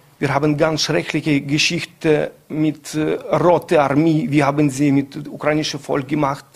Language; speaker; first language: German; non-native, learner; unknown